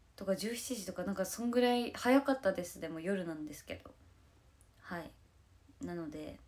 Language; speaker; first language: Japanese; native; Japanese